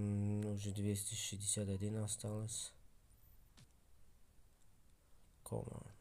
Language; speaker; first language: Russian; non-native, fluent; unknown